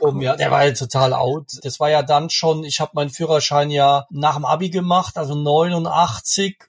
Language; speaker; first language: German; native; German